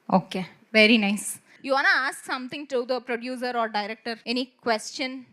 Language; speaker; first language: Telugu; native; Telugu